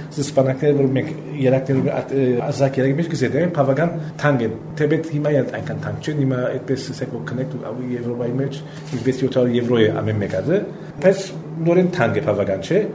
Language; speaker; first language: Armenian; early bilingual, heritage; Armenian